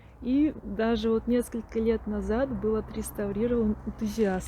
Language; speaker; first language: Russian; native; Russian